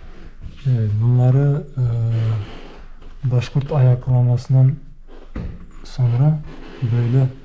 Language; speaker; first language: Turkish; non-native, learner; Bashkir